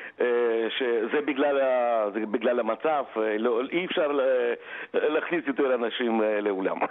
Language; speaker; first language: Hebrew; non-native, fluent; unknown